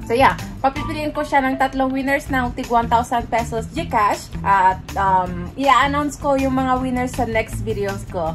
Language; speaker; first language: Filipino; non-native, local second language; Iloko